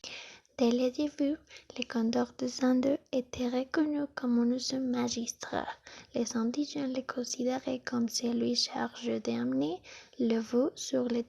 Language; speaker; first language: French; non-native, learner; Spanish